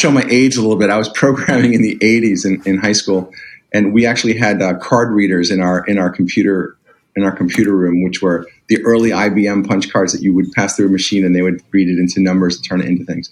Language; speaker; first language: English; native; English